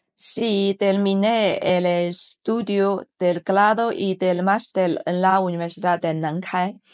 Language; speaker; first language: Spanish; non-native, fluent; Chinese